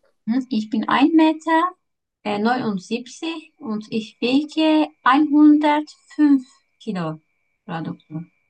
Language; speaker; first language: German; non-native, learner; Turkish